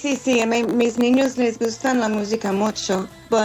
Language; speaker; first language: Spanish; non-native, fluent; English